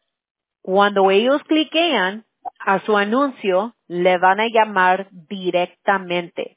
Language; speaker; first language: Spanish; early bilingual, heritage; English